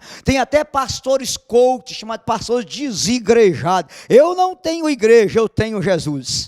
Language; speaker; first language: Portuguese; native; Portuguese